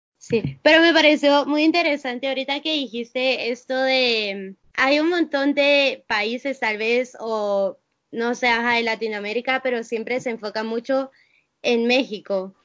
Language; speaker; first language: Spanish; native; Spanish